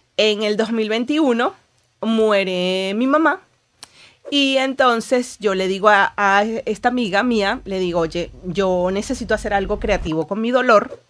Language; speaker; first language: Spanish; native; Spanish